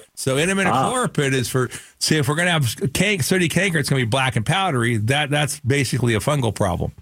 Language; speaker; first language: English; native; English